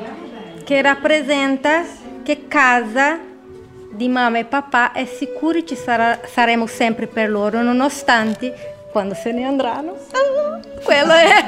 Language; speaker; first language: Italian; non-native, learner; Spanish